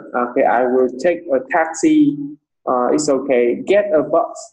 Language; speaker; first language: English; non-native, fluent; Vietnamese